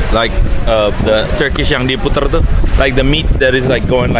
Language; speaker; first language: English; non-native, fluent; Indonesian